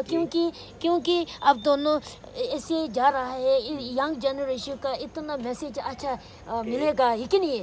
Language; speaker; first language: Hindi; non-native, local second language; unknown